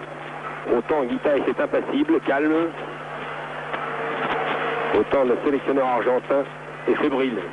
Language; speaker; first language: French; native; French